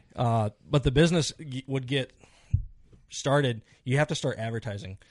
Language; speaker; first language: English; native; English